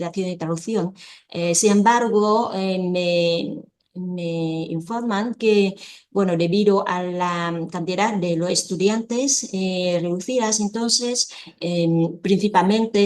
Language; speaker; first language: Spanish; non-native, fluent; Vietnamese